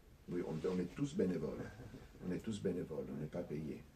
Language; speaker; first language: French; non-native, fluent; Italian